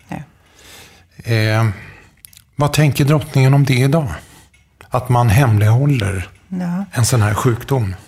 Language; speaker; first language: Swedish; native; Swedish